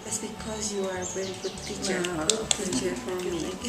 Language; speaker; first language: English; non-native, learner; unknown